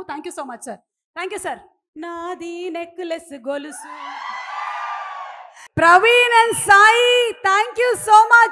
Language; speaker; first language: Telugu; native; Telugu